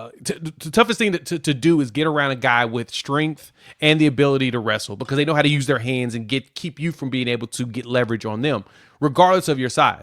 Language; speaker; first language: English; native; English